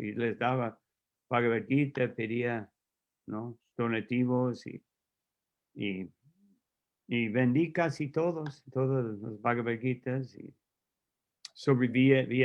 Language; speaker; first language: Spanish; non-native, fluent; English